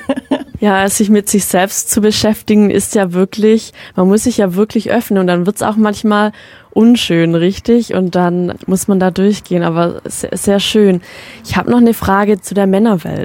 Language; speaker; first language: German; native; German